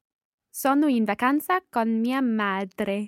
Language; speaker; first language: Italian; non-native, learner; English